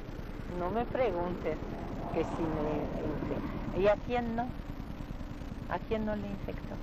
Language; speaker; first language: Spanish; early bilingual, other home language; Russian